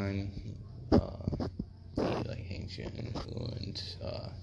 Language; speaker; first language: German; non-native, learner; English